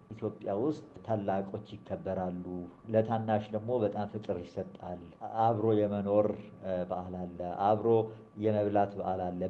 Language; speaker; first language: Amharic; early bilingual, other home language; Gujarati